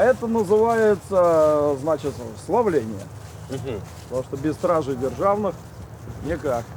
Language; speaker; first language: Russian; native; Russian